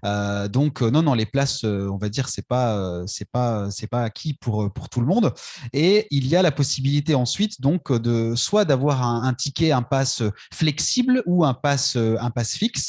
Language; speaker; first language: French; native; French